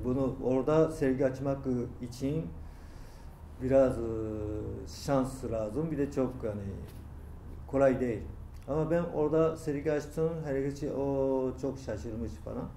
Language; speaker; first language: Turkish; non-native, learner; Japanese